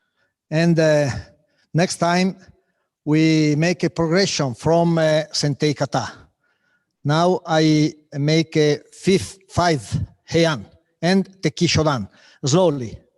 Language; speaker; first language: English; non-native, learner; Italian